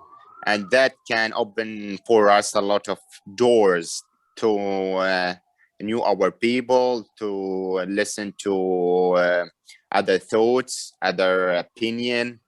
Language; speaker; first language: English; non-native, learner; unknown